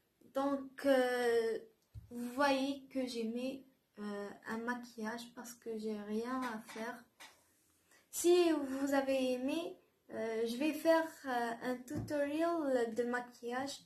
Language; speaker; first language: French; non-native, local second language; Arabic